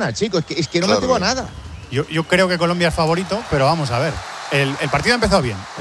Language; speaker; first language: Spanish; native; Spanish